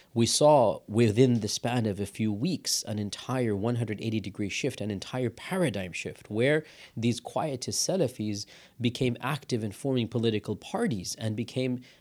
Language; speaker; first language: English; native; English